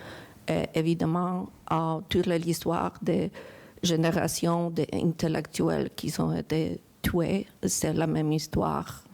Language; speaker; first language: French; non-native, fluent; Ukrainian